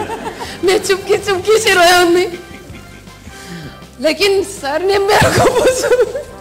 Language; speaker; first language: Hindi; non-native, local second language; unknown